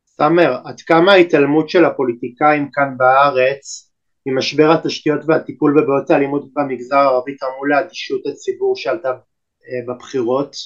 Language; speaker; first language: Hebrew; native; Hebrew